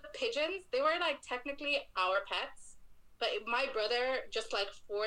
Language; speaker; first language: English; non-native, local second language; Bangla